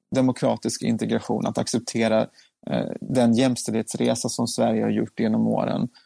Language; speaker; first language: Swedish; native; Swedish